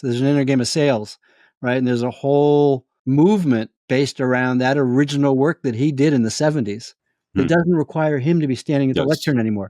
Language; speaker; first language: English; native; English